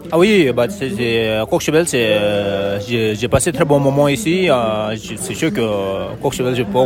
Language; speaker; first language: French; non-native, fluent; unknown